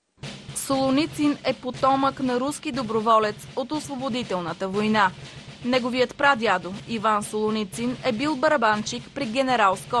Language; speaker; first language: Bulgarian; native; Bulgarian